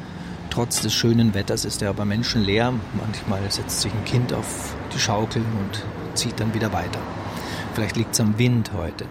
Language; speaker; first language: German; native; German